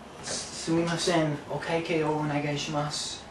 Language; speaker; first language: Japanese; non-native, learner; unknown